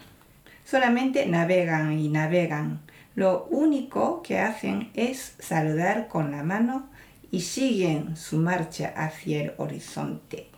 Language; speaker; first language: Spanish; non-native, fluent; Japanese